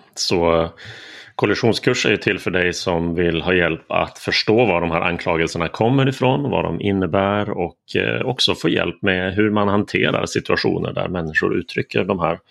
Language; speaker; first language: Swedish; native; Swedish